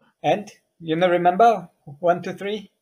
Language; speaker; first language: English; non-native, fluent; German